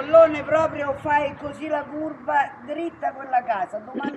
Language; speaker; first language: Italian; native; Italian